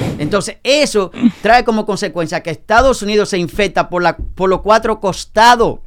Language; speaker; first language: Spanish; native; Spanish